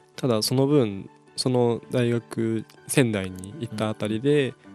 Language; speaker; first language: Japanese; native; Japanese